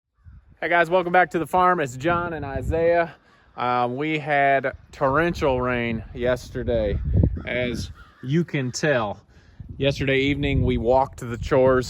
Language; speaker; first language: English; native; English